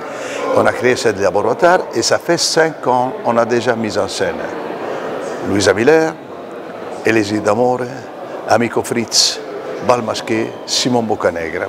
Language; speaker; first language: French; non-native, fluent; Italian